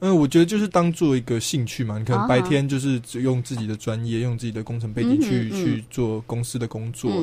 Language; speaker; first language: Chinese; native; Chinese